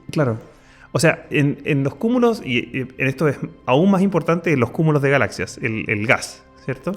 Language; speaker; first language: Spanish; native; Spanish